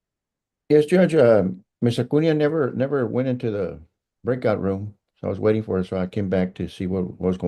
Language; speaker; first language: English; native; English